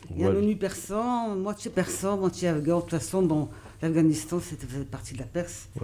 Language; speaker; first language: French; native; French